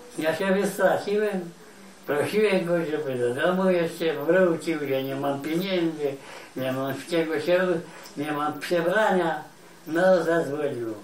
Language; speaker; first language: Polish; native; Polish